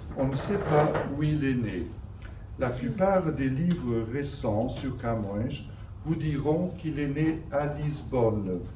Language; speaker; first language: French; non-native, fluent; Portuguese